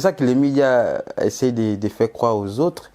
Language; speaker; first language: French; non-native, fluent; Portuguese